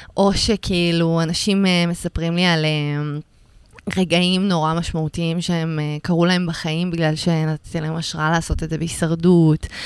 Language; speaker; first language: Hebrew; early bilingual, other home language; Russian